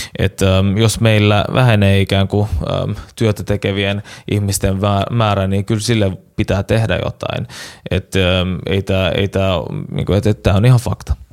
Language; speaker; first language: Finnish; non-native, fluent; Turkish